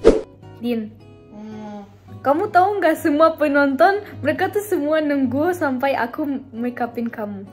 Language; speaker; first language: Indonesian; non-native, fluent; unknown